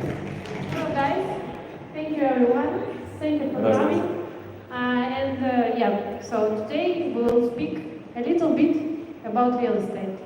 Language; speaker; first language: English; non-native, fluent; Russian